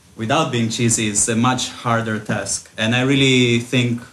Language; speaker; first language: English; early bilingual, other home language; Russian